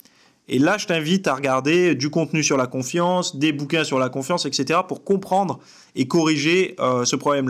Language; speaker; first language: French; native; French